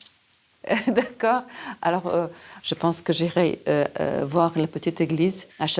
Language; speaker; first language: French; non-native, fluent; Serbian